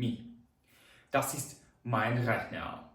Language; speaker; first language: German; non-native, fluent; Ukrainian